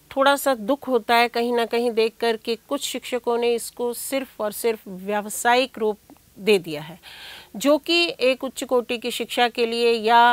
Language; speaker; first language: Hindi; native; Hindi